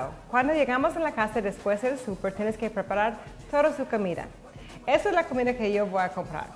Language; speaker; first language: Spanish; non-native, learner; English